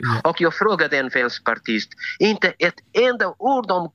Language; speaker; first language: Swedish; non-native, fluent; Spanish